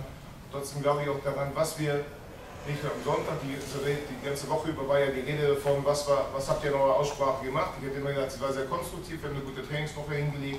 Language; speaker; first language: German; native; German